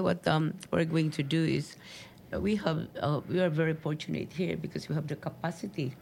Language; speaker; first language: English; non-native, local second language; Cebuano